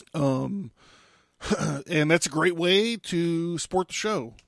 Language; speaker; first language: English; native; English